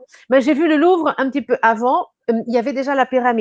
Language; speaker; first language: French; non-native, fluent; Portuguese